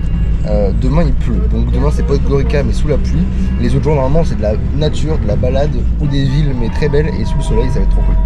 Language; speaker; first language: French; native; French